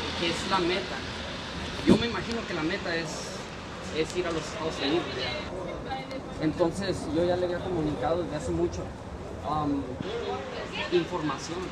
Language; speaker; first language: Spanish; early bilingual, heritage; Spanish